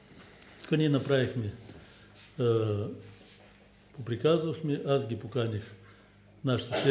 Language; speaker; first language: Bulgarian; early bilingual, heritage; Bulgarian